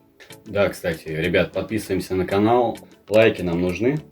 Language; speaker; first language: Russian; native; Russian